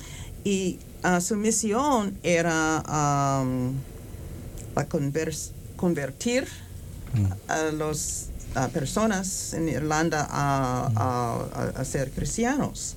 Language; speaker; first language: Spanish; non-native, fluent; English